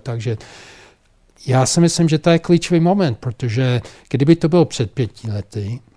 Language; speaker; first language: Czech; non-native, fluent; English